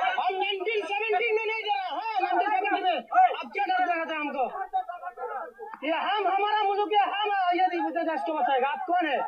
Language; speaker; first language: Hindi; non-native, learner; Bangla